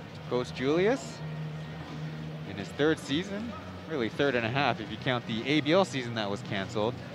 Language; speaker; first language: English; native; English